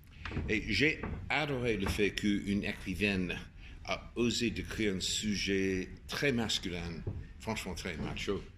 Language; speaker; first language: French; non-native, fluent; English